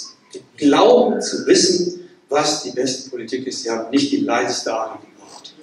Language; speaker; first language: German; native; German